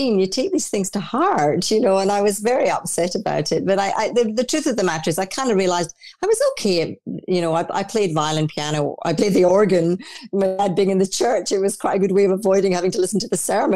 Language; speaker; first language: English; native; English